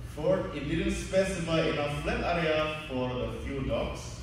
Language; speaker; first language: English; non-native, fluent; Indonesian